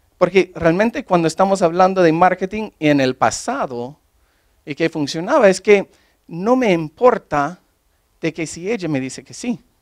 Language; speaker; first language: Spanish; non-native, fluent; English